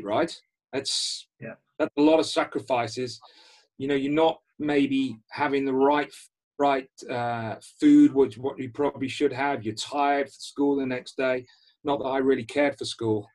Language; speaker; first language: English; native; English